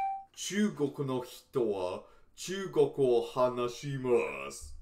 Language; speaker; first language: Japanese; non-native, learner; English